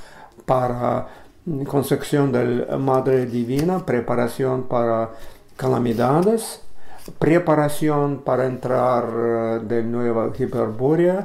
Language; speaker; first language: Spanish; non-native, learner; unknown